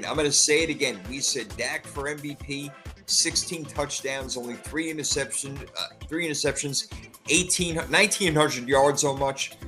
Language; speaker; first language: English; native; English